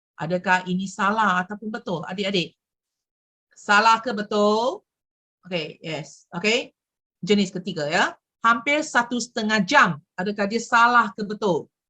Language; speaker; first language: Malay; non-native, local second language; Chinese